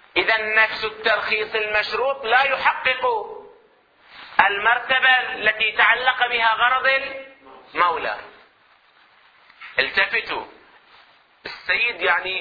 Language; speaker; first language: Arabic; native; Arabic